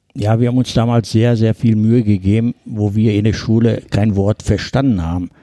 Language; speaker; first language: German; early bilingual, other home language; Turkish